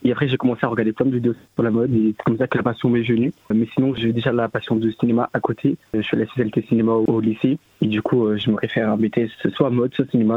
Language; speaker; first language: French; native; French